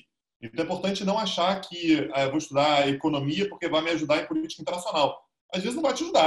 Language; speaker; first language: Portuguese; native; Portuguese